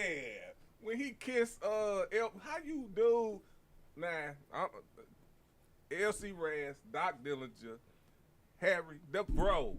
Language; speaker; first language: English; native; English